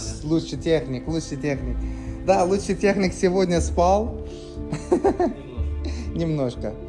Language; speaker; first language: Russian; non-native, learner; Azerbaijani